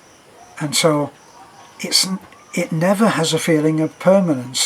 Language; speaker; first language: English; native; English